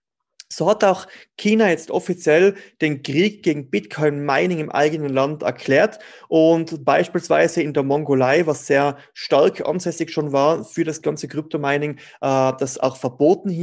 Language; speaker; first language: German; native; German